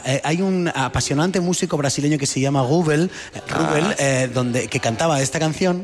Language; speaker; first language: Spanish; native; Spanish